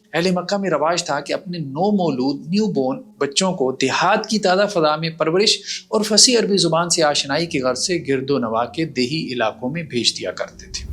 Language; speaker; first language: Urdu; native; Urdu